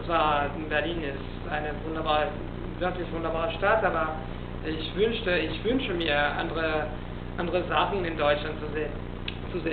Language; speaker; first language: German; non-native, fluent; Italian